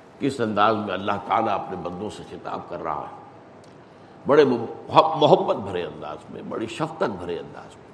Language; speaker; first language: Urdu; native; Urdu